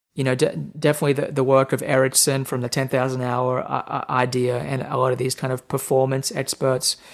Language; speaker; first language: English; native; English